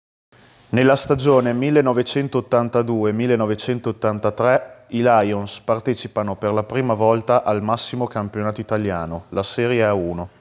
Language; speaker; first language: Italian; native; Italian